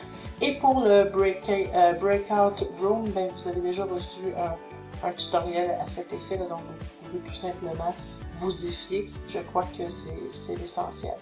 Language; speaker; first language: French; native; French